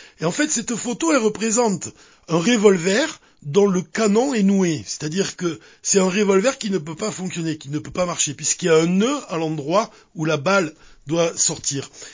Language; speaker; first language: French; native; French